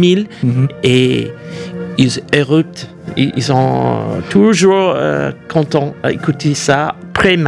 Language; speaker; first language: French; non-native, fluent; English